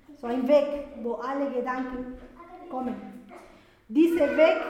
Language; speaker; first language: German; non-native, fluent; Spanish